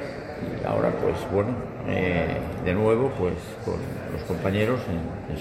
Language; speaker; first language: Spanish; native; Spanish